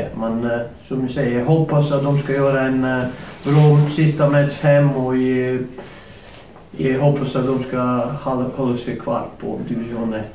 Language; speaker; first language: Swedish; non-native, fluent; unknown